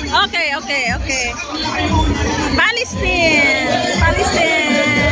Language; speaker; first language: English; non-native, local second language; Filipino